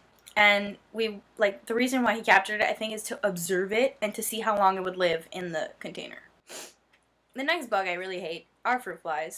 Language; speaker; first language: English; native; English